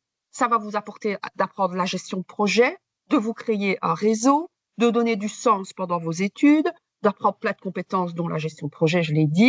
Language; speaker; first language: French; native; French